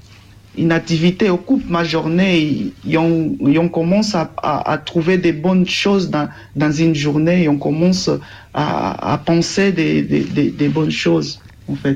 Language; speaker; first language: French; non-native, learner; Portuguese